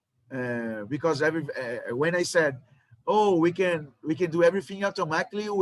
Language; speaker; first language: English; non-native, learner; Portuguese